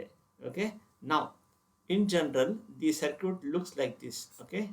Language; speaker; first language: English; non-native, local second language; Kannada